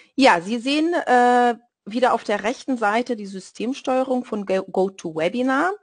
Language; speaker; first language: German; non-native, fluent; Portuguese